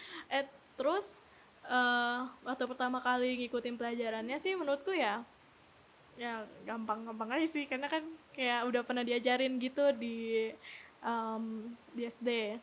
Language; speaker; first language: Indonesian; native; Indonesian